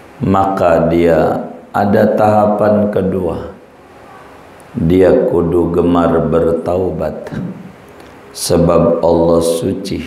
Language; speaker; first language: Indonesian; native; Indonesian